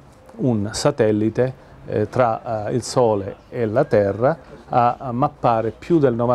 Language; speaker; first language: Italian; native; Italian